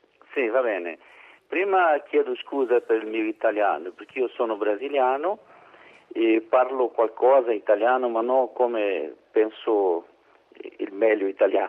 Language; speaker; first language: Italian; non-native, learner; Portuguese